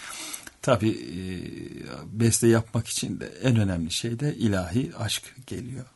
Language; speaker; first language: Turkish; native; Turkish